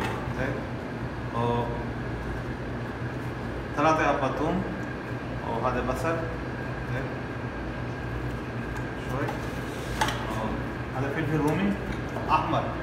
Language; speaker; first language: Arabic; non-native, learner; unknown